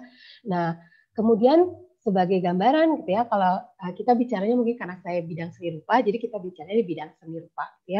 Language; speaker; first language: Indonesian; native; Indonesian